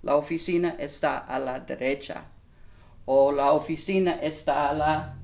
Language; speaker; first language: Spanish; non-native, fluent; English